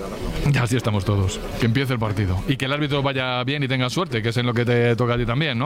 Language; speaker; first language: Spanish; native; Spanish